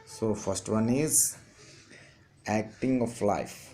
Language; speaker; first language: English; non-native, local second language; Telugu